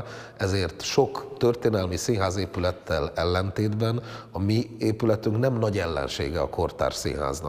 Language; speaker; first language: Hungarian; native; Hungarian